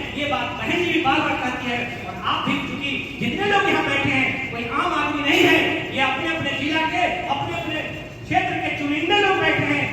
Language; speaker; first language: Hindi; native; Hindi